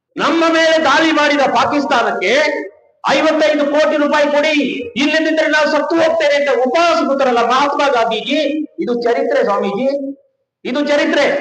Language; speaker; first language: Kannada; non-native, local second language; Kodava